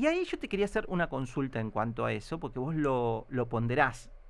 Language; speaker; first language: Spanish; native; Spanish